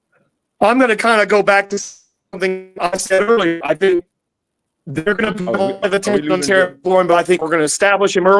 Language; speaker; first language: English; native; English